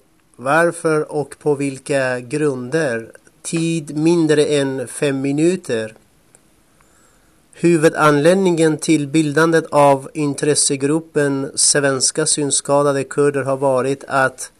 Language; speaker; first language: Swedish; non-native, fluent; Kurdish